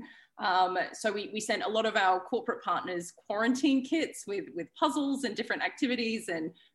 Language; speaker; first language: English; native; English